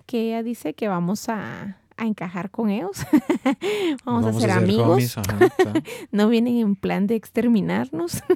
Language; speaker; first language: Spanish; native; Spanish